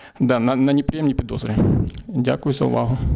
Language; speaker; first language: Ukrainian; native; Ukrainian